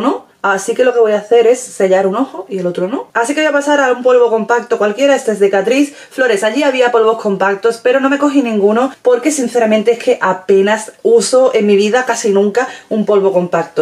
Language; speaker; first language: Spanish; native; Spanish